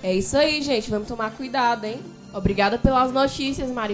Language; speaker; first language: Portuguese; native; Portuguese